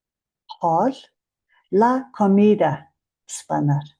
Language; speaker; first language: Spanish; non-native, fluent; Mongolian